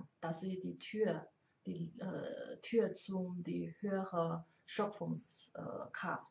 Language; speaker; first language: German; non-native, learner; Chinese